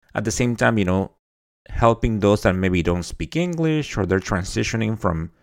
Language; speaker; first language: English; non-native, fluent; Spanish